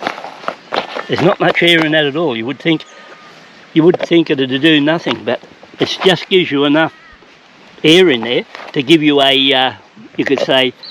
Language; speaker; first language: English; native; English